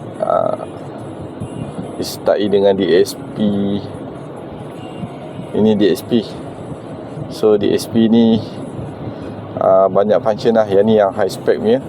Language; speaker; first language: Malay; native; Malay